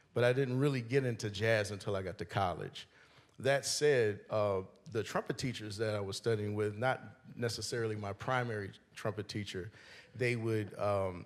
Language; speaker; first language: English; native; English